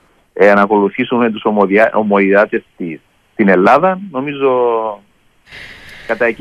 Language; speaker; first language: Greek; native; Greek